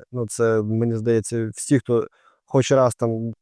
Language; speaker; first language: Ukrainian; native; Ukrainian